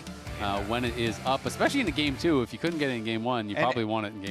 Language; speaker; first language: English; native; English